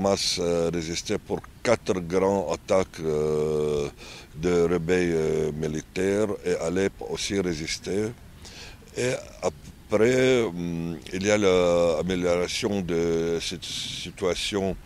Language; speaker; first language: French; non-native, learner; Arabic